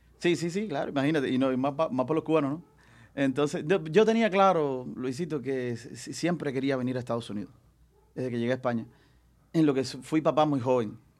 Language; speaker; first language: Spanish; native; Spanish